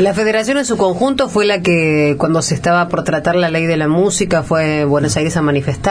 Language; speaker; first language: Spanish; native; Spanish